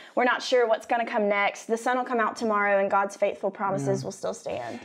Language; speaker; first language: English; native; English